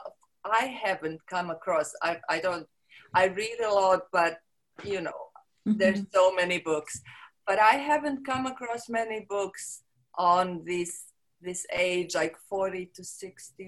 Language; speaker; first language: English; non-native, fluent; Serbian